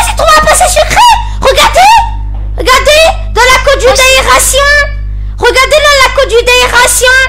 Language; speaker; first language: French; native; French